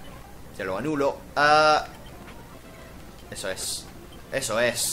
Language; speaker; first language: Spanish; native; Spanish